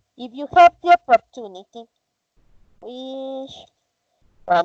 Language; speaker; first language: English; non-native, learner; Spanish